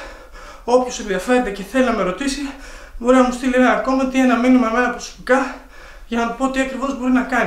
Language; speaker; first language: Greek; native; Greek